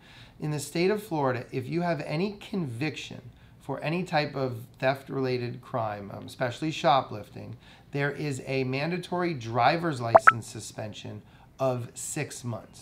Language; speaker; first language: English; native; English